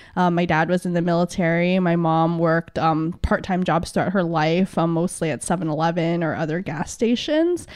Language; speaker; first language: English; early bilingual, other home language; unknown